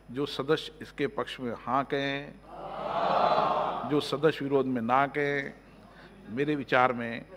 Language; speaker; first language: Hindi; native; Hindi